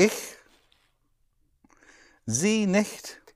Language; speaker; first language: German; non-native, learner; English